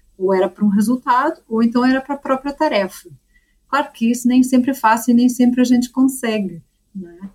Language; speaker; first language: Portuguese; native; Portuguese